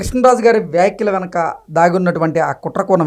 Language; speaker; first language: Telugu; native; Telugu